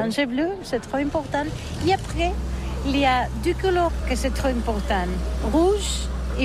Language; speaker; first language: French; non-native, learner; Catalan